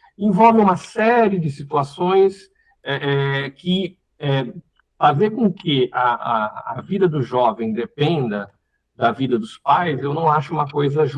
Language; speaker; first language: Portuguese; native; Portuguese